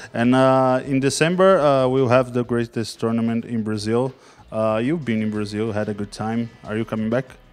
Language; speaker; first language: English; non-native, learner; Portuguese